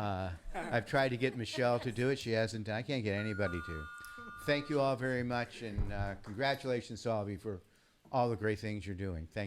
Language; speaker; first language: English; native; English